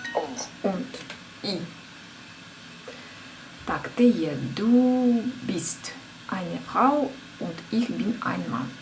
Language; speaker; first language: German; non-native, learner; Ukrainian